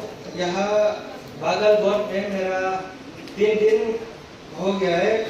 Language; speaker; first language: Hindi; non-native, local second language; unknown